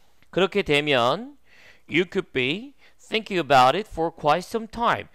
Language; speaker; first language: English; non-native, fluent; Korean